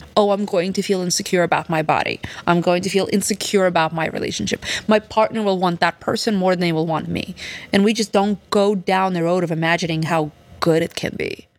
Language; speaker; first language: English; early bilingual, other home language; Russian